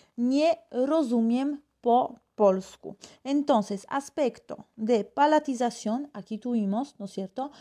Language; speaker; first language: Spanish; non-native, fluent; Polish